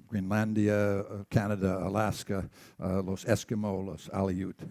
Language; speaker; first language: Spanish; non-native, learner; English